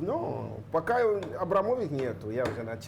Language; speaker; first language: Russian; non-native, learner; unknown